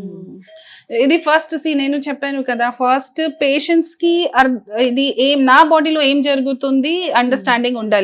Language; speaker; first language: Telugu; non-native, fluent; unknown